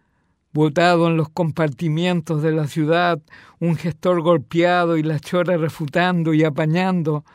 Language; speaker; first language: Spanish; native; Spanish